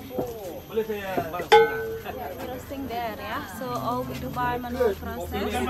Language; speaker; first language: English; non-native, learner; Indonesian